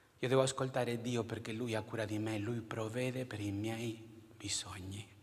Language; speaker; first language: Italian; non-native, fluent; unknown